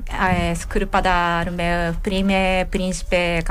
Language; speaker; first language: Catalan; non-native, learner; Japanese